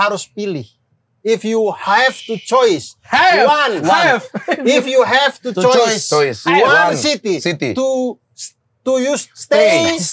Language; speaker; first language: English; non-native, learner; Indonesian